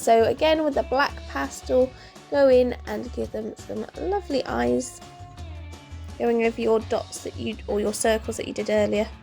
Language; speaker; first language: English; native; English